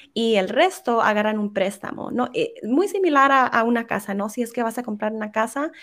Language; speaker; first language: Spanish; early bilingual, heritage; Spanish